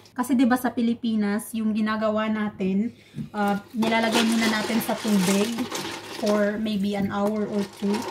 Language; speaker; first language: Filipino; non-native, local second language; Cebuano